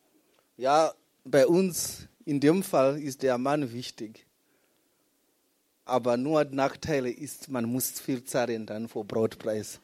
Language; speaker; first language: German; non-native, fluent; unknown